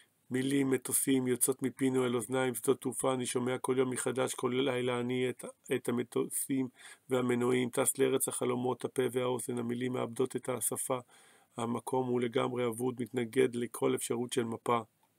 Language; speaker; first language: Hebrew; native; Hebrew